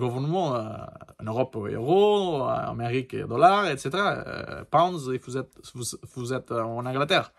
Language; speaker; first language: French; non-native, learner; Portuguese